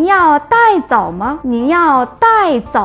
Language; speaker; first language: Chinese; non-native, fluent; Korean